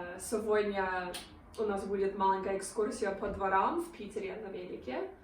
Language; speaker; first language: Russian; non-native, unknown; English